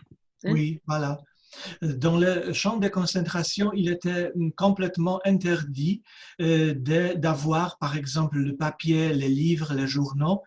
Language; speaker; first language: French; non-native, fluent; Polish